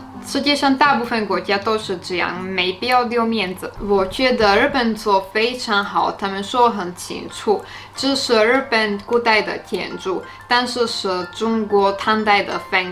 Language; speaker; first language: Chinese; non-native, fluent; Slovak